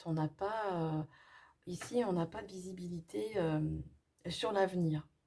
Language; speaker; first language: French; native; French